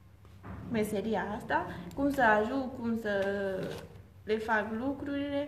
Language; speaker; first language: Romanian; early bilingual, heritage; Romanian